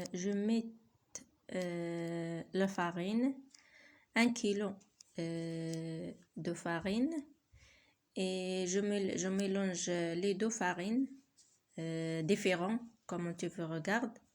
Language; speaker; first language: French; non-native, learner; Arabic